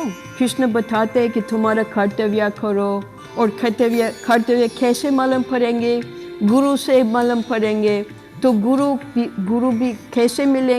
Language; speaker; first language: Hindi; non-native, learner; English